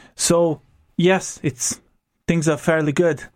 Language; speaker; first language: English; non-native, fluent; Croatian